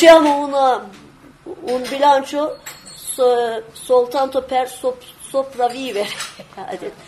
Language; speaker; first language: Italian; non-native, learner; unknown